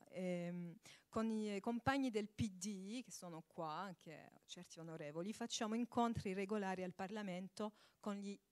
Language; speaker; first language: Italian; early bilingual, heritage; Italian